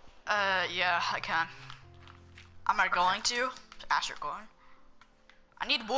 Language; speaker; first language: English; native; English